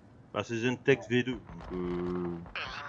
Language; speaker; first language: French; native; French